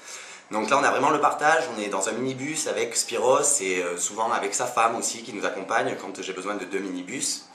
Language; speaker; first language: French; native; French